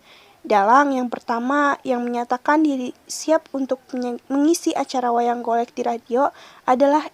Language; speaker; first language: Indonesian; native; Indonesian